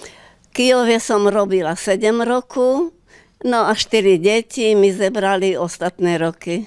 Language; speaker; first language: Slovak; early bilingual, heritage; Slovak